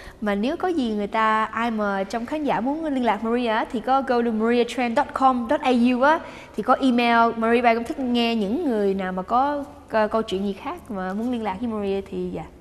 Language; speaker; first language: Vietnamese; early bilingual, heritage; Vietnamese